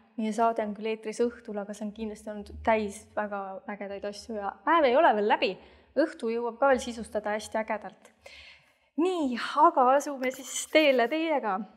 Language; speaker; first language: Estonian; native; Estonian